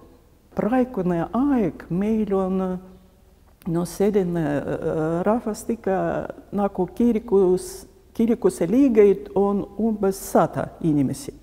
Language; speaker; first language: Estonian; non-native, local second language; Russian